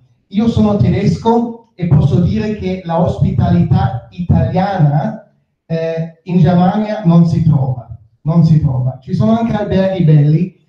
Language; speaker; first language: Italian; non-native, fluent; German